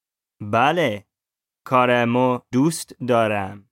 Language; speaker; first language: Persian; non-native, learner; English